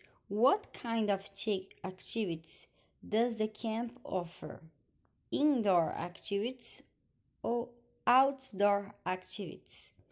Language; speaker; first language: English; non-native, fluent; Portuguese